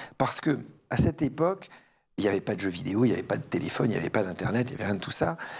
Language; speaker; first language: French; early bilingual, other home language; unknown